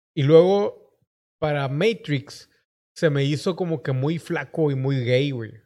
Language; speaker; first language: Spanish; native; Spanish